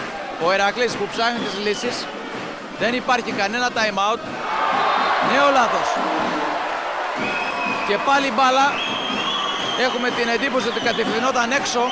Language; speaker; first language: Greek; native; Greek